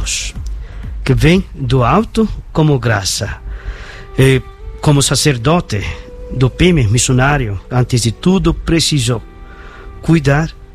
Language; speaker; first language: Portuguese; non-native, fluent; Bangla